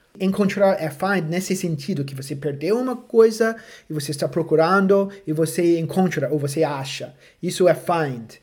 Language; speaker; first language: Portuguese; non-native, fluent; English